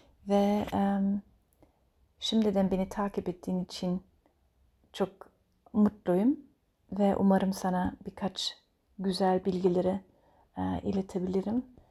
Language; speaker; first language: Turkish; non-native, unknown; German